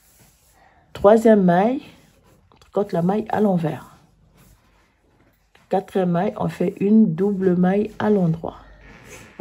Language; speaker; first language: French; native; French